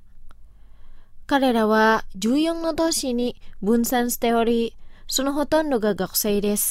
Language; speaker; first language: Japanese; non-native, fluent; Indonesian